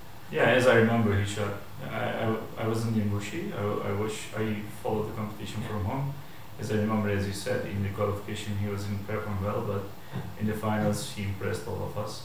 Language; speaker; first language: English; non-native, fluent; Turkish